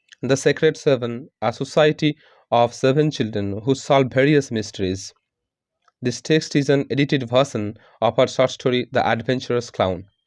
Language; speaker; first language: English; non-native, local second language; Bangla